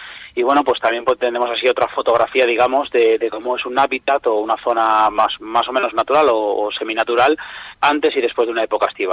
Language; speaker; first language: Spanish; native; Spanish